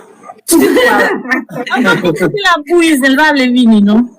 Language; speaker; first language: French; non-native, learner; Haitian Creole